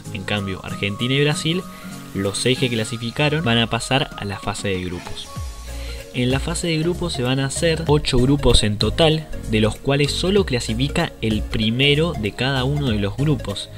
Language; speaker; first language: Spanish; native; Spanish